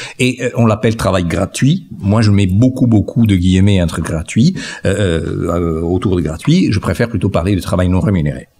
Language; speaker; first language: French; non-native, fluent; Italian